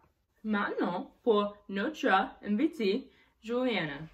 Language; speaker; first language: French; non-native, learner; English